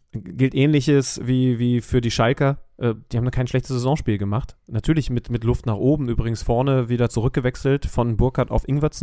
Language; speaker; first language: German; native; German